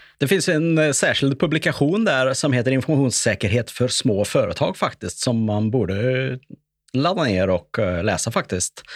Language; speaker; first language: Swedish; native; Swedish